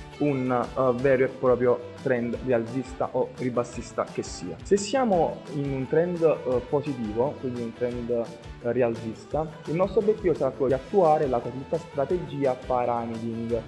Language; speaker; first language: Italian; native; Italian